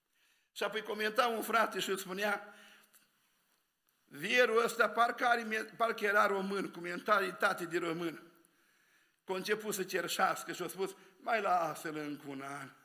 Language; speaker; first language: Romanian; native; Romanian